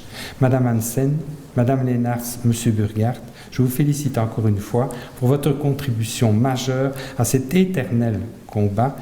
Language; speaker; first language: French; native; French